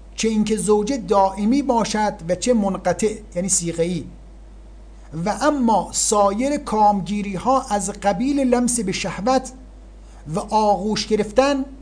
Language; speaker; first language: Persian; native; Persian